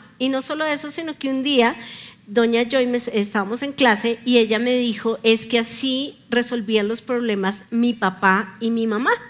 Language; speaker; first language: Spanish; native; Spanish